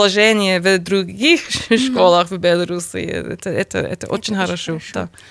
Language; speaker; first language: Russian; non-native, learner; English